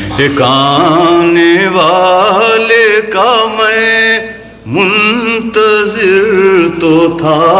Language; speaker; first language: Urdu; native; Urdu